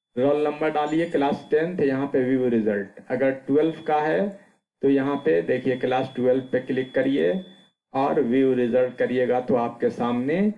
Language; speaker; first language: Hindi; native; Hindi